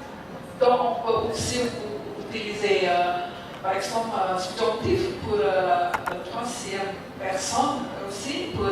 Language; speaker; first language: French; non-native, fluent; Indonesian